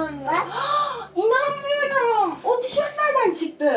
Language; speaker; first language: Turkish; native; Turkish